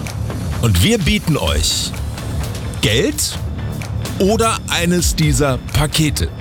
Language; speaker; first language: German; native; German